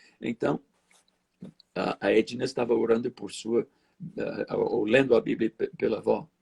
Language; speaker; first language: Portuguese; non-native, fluent; English